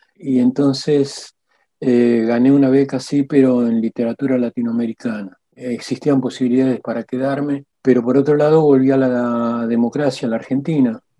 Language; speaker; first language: Spanish; native; Spanish